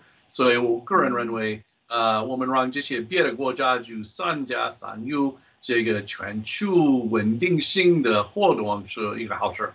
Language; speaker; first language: Chinese; non-native, fluent; English